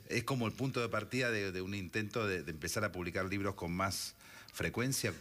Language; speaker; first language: Spanish; native; Spanish